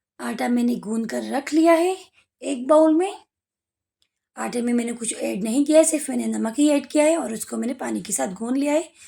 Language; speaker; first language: Hindi; native; Hindi